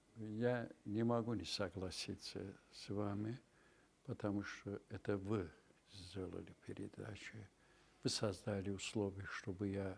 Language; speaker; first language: Russian; non-native, local second language; Azerbaijani